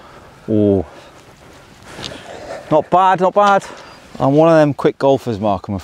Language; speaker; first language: English; native; English